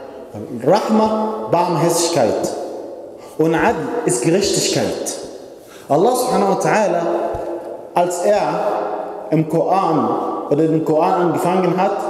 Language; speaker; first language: German; non-native, fluent; Arabic